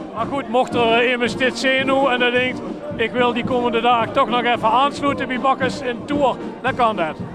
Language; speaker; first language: Dutch; non-native, local second language; Limburgish